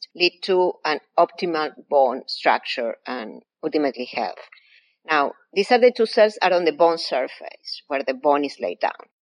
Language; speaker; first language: English; non-native, fluent; Spanish